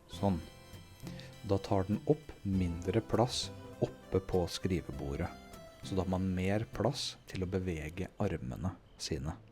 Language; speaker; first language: Norwegian; native; Norwegian